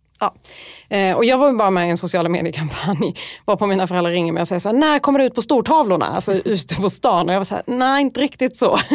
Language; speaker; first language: Swedish; early bilingual, other home language; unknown